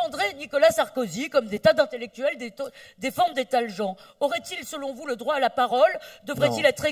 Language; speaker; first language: French; native; French